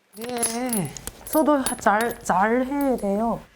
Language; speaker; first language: Korean; non-native, learner; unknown